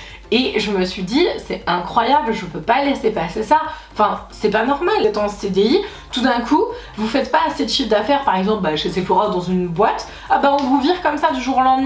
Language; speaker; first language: French; native; French